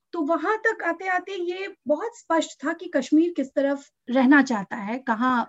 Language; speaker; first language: Hindi; native; Hindi